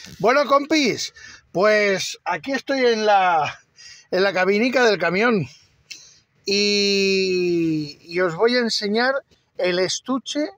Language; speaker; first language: Spanish; native; Spanish